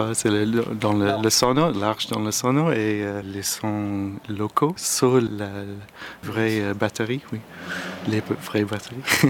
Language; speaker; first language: French; non-native, learner; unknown